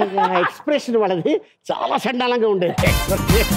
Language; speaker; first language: Telugu; native; Telugu